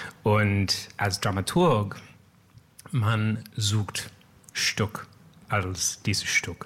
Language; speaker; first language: German; non-native, learner; French